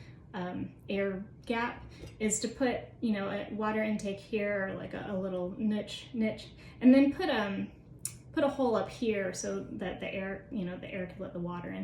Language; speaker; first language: English; native; English